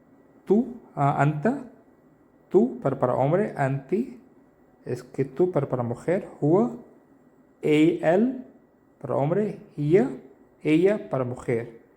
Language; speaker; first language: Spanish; non-native, learner; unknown